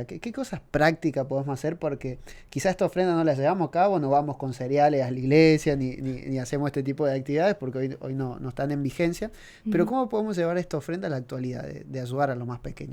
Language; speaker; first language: Spanish; native; Spanish